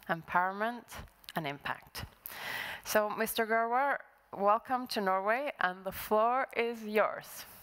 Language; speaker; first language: English; non-native, fluent; Norwegian